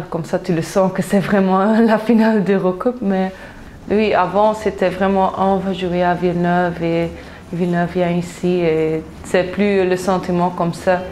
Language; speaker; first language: French; non-native, local second language; Dutch